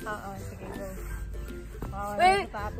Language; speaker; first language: Filipino; non-native, local second language; Cebuano